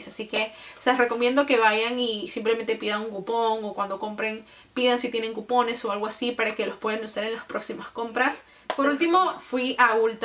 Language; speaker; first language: Spanish; native; Spanish